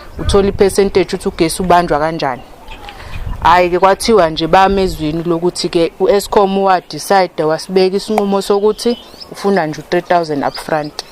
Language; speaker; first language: Zulu; native; Zulu